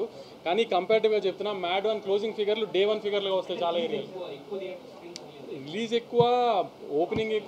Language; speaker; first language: Telugu; native; Telugu